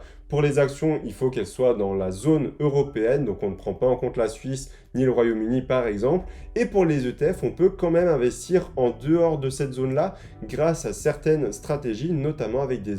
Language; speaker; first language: French; native; French